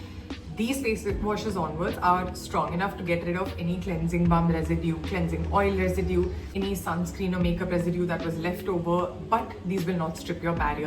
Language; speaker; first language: English; native; English